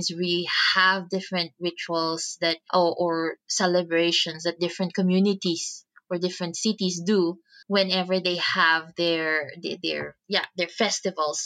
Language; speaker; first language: English; non-native, local second language; Filipino